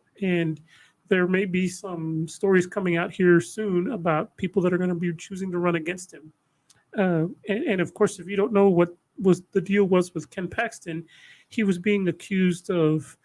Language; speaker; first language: English; native; English